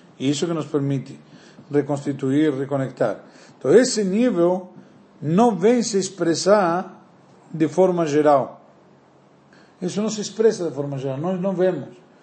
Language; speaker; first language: Portuguese; non-native, fluent; Spanish